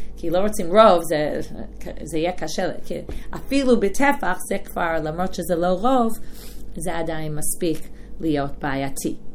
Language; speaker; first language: Hebrew; non-native, fluent; English